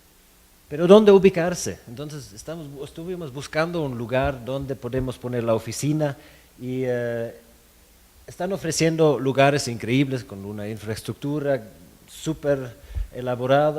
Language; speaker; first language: Spanish; non-native, fluent; German